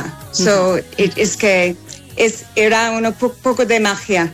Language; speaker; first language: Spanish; non-native, learner; English